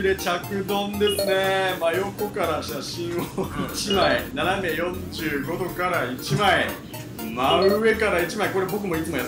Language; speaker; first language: Japanese; native; Japanese